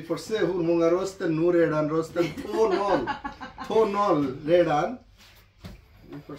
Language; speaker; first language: Swedish; non-native, fluent; Bangla